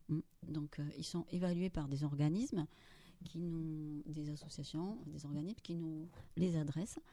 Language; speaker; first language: French; native; French